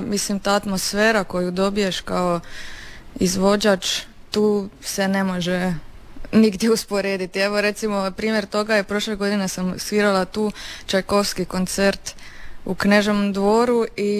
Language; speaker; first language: Serbian; native; Serbian